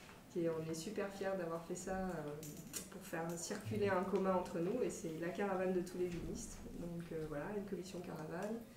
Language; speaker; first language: French; native; French